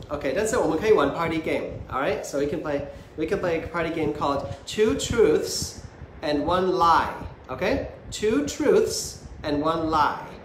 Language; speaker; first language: English; native; English